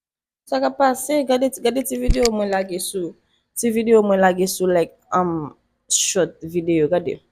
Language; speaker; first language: French; non-native, local second language; Haitian Creole